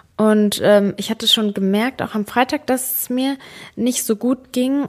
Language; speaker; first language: German; early bilingual, other home language; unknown